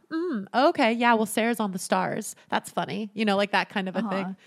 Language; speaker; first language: English; native; English